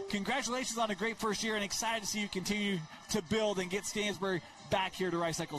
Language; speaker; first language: English; native; English